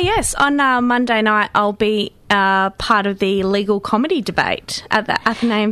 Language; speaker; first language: English; native; English